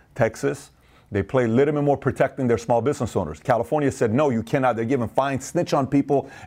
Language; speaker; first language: English; native; English